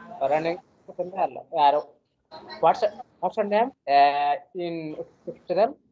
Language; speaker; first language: English; non-native, learner; Hindi